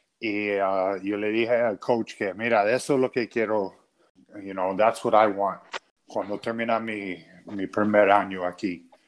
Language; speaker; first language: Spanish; non-native, fluent; English